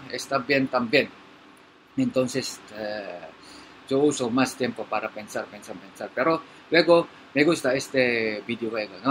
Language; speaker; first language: Spanish; non-native, learner; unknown